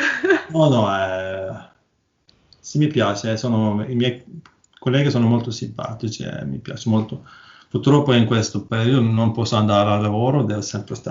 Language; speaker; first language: Italian; non-native, learner; Norwegian